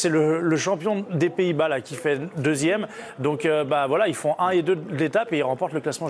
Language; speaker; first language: French; native; French